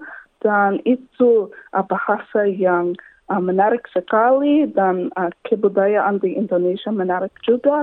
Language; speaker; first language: Indonesian; non-native, learner; English